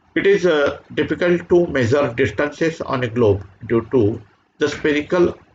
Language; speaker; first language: English; non-native, local second language; Marathi